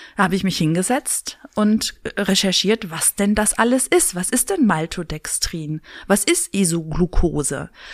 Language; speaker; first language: German; early bilingual, other home language; Greek